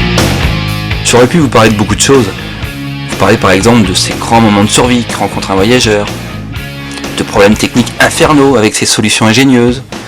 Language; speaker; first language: French; native; French